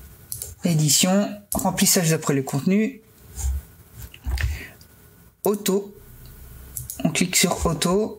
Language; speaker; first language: French; native; French